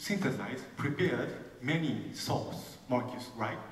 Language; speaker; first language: English; non-native, fluent; Japanese